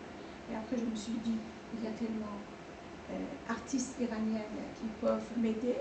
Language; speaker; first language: French; non-native, fluent; Persian